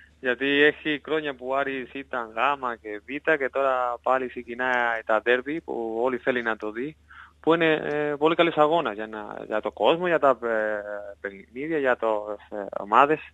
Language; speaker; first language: Greek; non-native, learner; Spanish